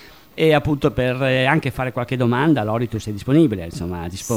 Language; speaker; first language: Italian; native; Italian